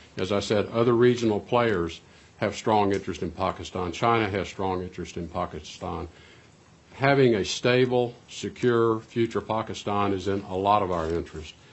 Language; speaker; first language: English; native; English